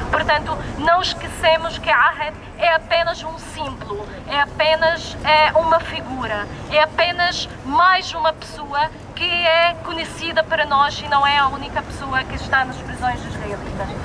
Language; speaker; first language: Portuguese; non-native, fluent; Arabic